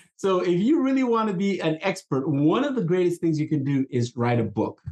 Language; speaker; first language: English; non-native, local second language; Igbo